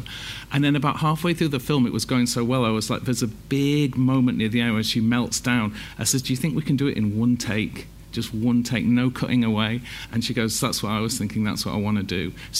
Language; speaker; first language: English; native; English